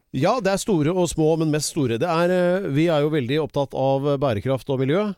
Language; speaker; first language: Norwegian; native; Norwegian